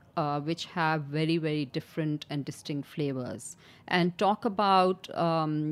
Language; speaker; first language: English; non-native, local second language; Urdu